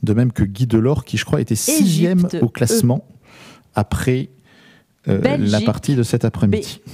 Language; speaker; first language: French; native; French